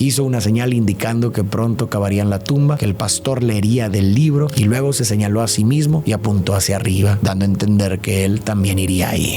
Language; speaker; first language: Spanish; native; Spanish